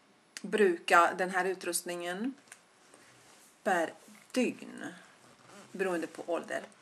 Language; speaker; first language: Swedish; non-native, fluent; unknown